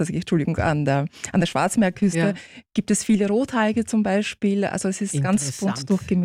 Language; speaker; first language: German; early bilingual, other home language; Turkish